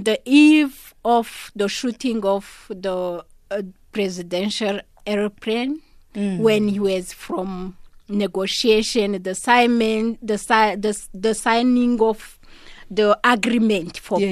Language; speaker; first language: English; non-native, local second language; Kinyarwanda